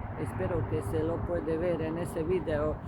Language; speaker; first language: Spanish; non-native, fluent; Croatian